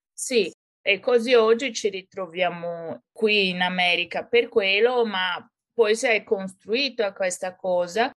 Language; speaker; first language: Italian; non-native, fluent; Portuguese